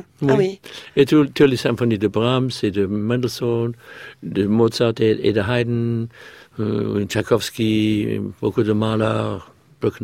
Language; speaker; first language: French; non-native, fluent; English